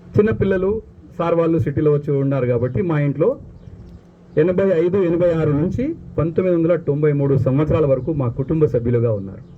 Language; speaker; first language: Telugu; non-native, local second language; Lambadi